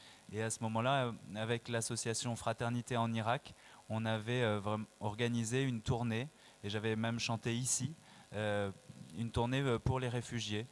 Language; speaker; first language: French; native; French